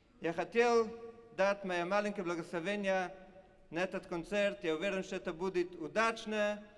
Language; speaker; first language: Russian; non-native, fluent; Italian